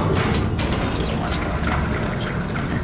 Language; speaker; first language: English; native; English